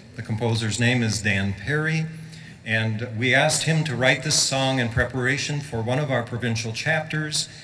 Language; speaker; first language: English; native; English